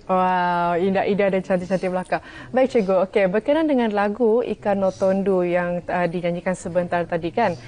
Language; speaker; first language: Malay; native; Malay